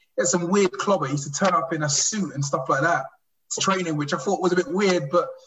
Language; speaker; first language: English; native; English